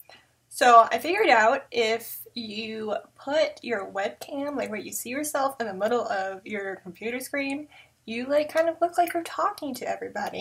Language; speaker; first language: English; native; English